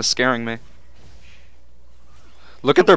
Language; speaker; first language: English; native; English